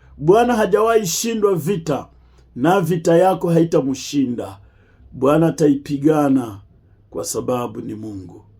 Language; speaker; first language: Swahili; native; Swahili